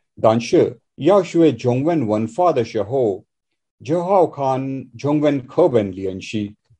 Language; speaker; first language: Chinese; non-native, learner; English